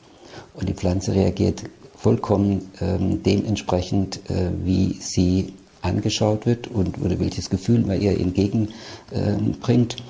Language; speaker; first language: German; native; German